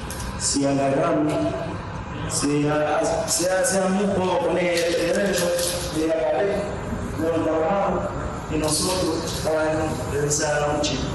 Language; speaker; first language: Spanish; non-native, learner; Haitian Creole